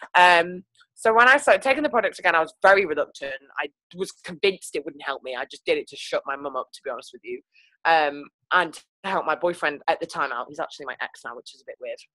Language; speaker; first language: English; native; English